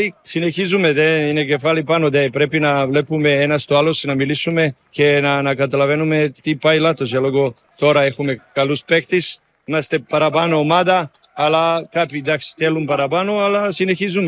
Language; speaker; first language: Greek; non-native, learner; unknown